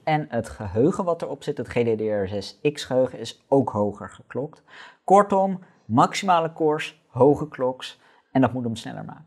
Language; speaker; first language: Dutch; native; Dutch